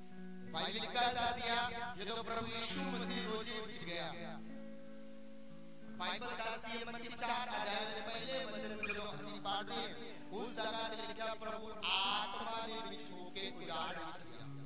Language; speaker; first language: Hindi; non-native, local second language; Punjabi